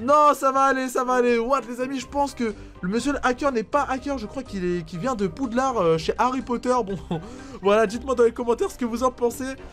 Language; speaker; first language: French; native; French